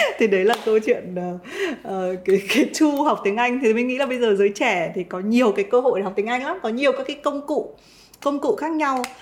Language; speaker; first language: Vietnamese; native; Vietnamese